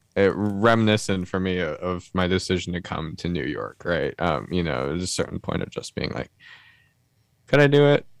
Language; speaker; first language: English; native; English